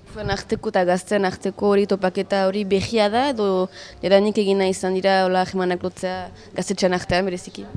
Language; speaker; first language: Basque; native; Basque